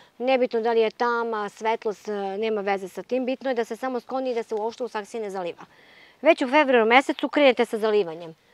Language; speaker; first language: Croatian; native; Croatian